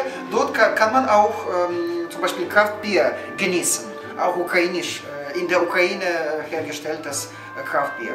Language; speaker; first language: German; non-native, fluent; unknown